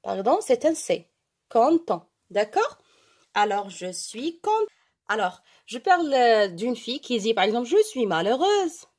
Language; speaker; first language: French; non-native, local second language; Arabic